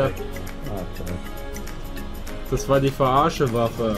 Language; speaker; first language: German; native; German